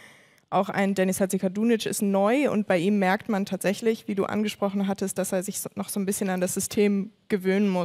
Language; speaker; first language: German; native; German